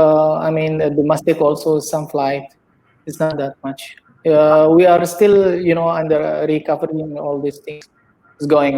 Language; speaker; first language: English; non-native, learner; Indonesian